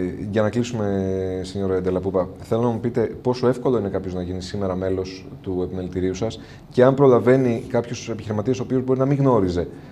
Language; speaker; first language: Greek; native; Greek